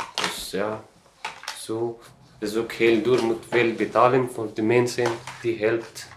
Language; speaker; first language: Dutch; non-native, fluent; Persian